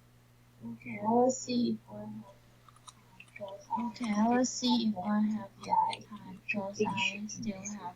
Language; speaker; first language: English; non-native, learner; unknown